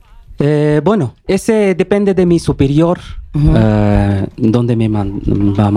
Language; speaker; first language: Spanish; non-native, learner; Bangla